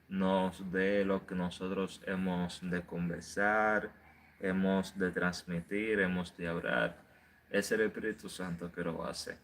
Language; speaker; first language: Spanish; native; Spanish